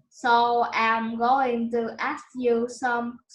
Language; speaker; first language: English; non-native, learner; Vietnamese